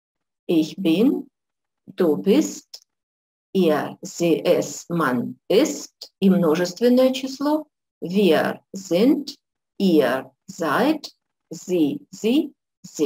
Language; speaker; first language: German; non-native, fluent; Russian